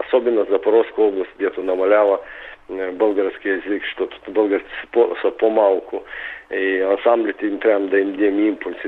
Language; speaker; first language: Bulgarian; early bilingual, heritage; Bulgarian